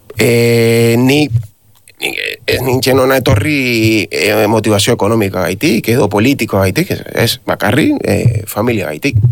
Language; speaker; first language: Basque; non-native, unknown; Spanish